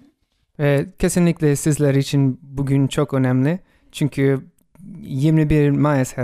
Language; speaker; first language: Turkish; non-native, fluent; English